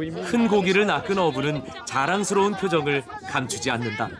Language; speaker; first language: Korean; native; Korean